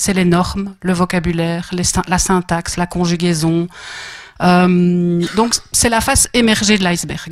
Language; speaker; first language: French; native; French